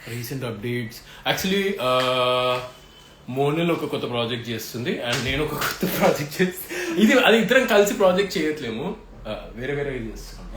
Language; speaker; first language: Telugu; native; Telugu